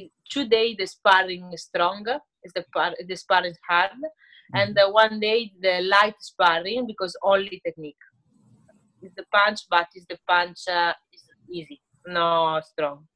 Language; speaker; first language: English; non-native, learner; Italian